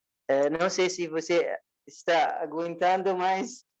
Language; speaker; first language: Portuguese; non-native, fluent; Arabic